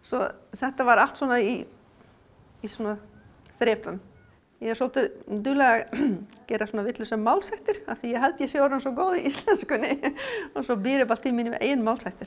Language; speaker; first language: Icelandic; non-native, fluent; Afrikaans